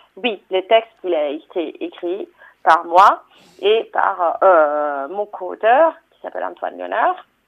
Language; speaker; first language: French; non-native, fluent; Italian